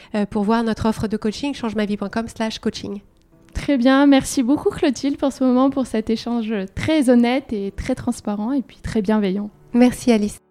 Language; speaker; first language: French; native; French